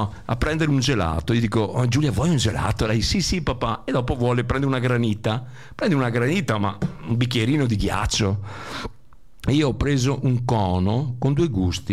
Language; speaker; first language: Italian; native; Italian